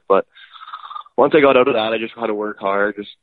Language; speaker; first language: English; native; English